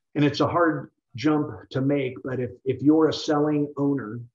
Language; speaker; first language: English; native; English